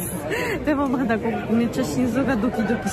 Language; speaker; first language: Japanese; non-native, fluent; Georgian